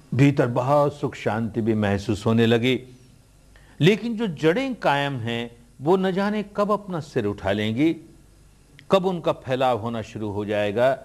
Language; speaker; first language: Hindi; early bilingual, heritage; Hindi